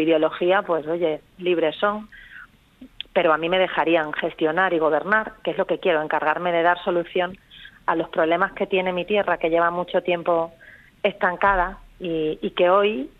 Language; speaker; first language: Spanish; native; Spanish